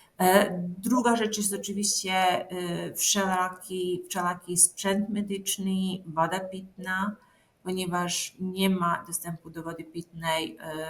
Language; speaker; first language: Polish; non-native, fluent; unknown